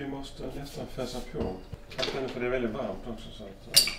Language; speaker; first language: Swedish; native; Swedish